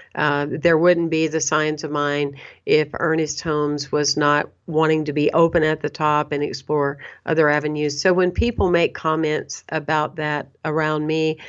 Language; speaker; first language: English; native; English